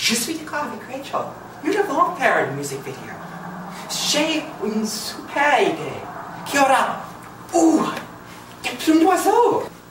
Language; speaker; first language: French; non-native, learner; English